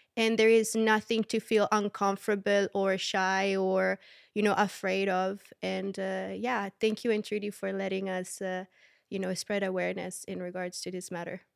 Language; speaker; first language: English; early bilingual, other home language; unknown